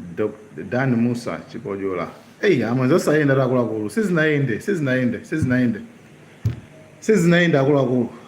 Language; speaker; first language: Nyanja; native; Nyanja